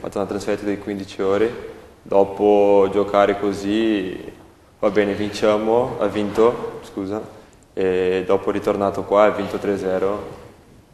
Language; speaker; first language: Italian; non-native, learner; Portuguese